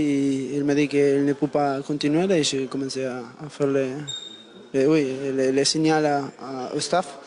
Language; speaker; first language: French; non-native, learner; Spanish